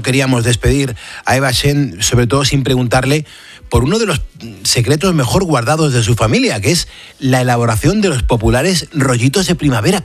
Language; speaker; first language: Spanish; native; Spanish